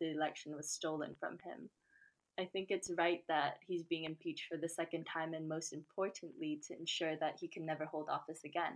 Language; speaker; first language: English; non-native, local second language; Chinese